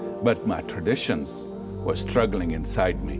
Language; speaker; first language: English; non-native, local second language; Gujarati